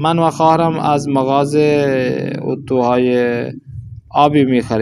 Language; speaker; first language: Persian; non-native, fluent; Urdu